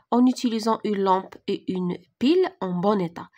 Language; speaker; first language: French; non-native, local second language; Arabic